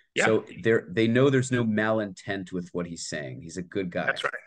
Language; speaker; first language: English; native; English